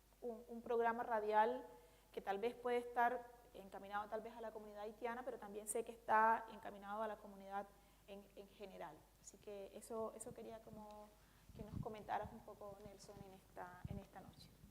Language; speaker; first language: Spanish; native; Spanish